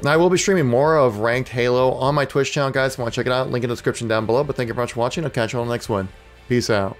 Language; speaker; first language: English; native; English